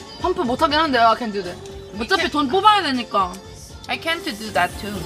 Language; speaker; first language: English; non-native, learner; Korean